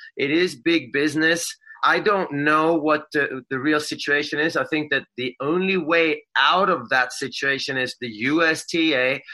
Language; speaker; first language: English; non-native, fluent; Swedish